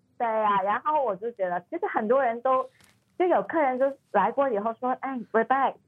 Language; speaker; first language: Chinese; non-native, fluent; Cantonese